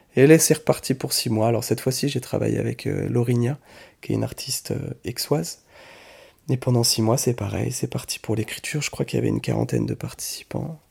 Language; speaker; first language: French; native; French